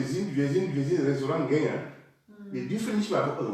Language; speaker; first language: German; non-native, learner; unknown